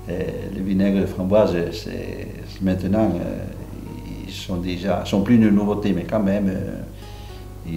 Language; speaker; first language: French; non-native, local second language; Italian